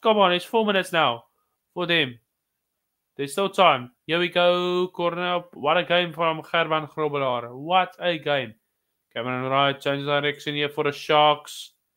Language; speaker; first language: English; non-native, local second language; Afrikaans